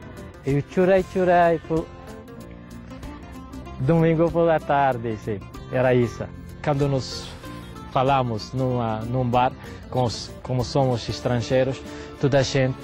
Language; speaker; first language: Portuguese; non-native, fluent; Arabic